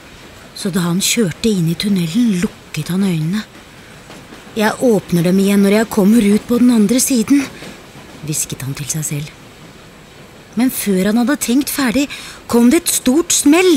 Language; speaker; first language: Norwegian; native; Norwegian